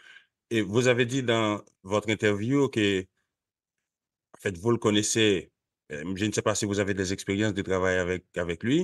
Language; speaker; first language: French; non-native, local second language; Haitian Creole